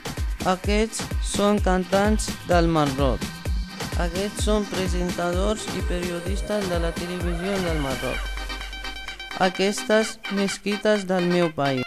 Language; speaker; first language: Catalan; non-native, learner; Arabic